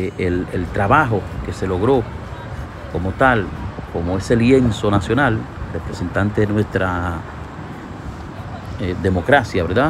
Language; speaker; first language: Spanish; native; Spanish